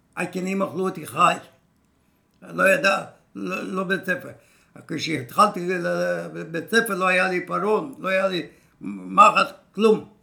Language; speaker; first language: Hebrew; non-native, fluent; Romanian